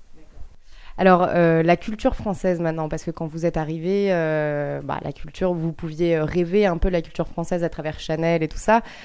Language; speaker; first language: French; native; French